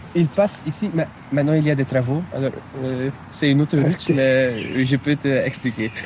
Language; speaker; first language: French; non-native, local second language; Dutch